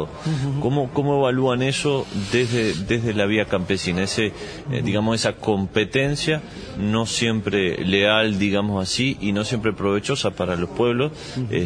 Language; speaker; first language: Spanish; native; Spanish